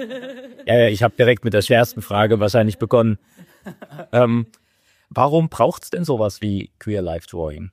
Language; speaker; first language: German; native; German